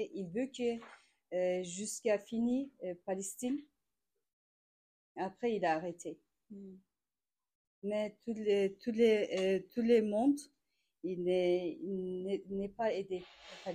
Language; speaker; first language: French; non-native, learner; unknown